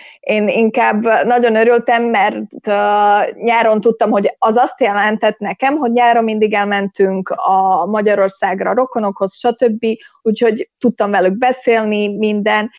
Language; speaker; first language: Hungarian; native; Hungarian